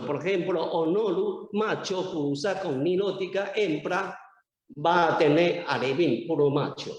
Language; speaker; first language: Spanish; non-native, learner; Chinese